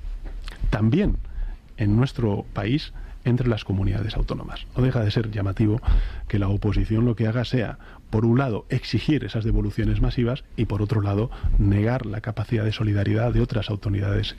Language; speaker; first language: Spanish; native; Spanish